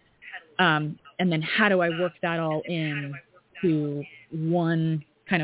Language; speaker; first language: English; native; English